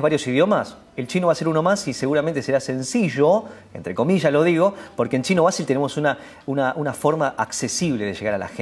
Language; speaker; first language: Spanish; native; Spanish